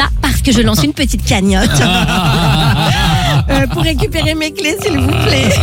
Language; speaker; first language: French; native; French